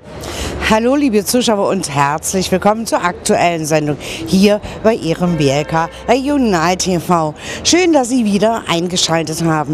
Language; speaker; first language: German; native; German